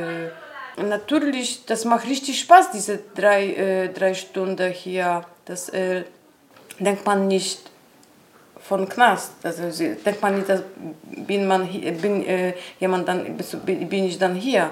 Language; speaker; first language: German; non-native, learner; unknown